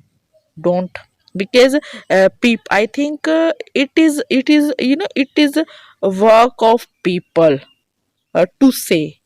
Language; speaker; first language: English; non-native, learner; Hindi